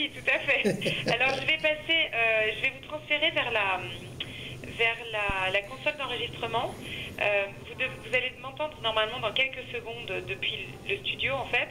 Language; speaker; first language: French; native; French